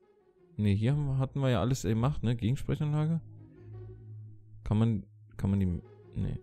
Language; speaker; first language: German; native; German